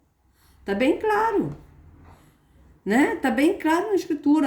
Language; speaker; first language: Portuguese; native; Portuguese